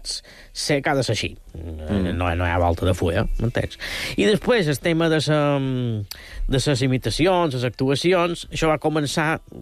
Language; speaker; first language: Catalan; native; Catalan